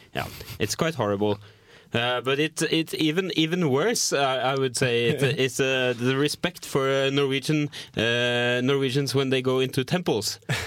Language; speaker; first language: English; non-native, fluent; Norwegian